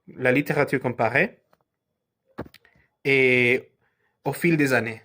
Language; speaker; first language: French; non-native, learner; Spanish